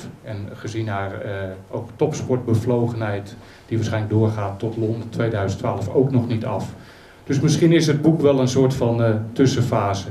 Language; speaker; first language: Dutch; native; Dutch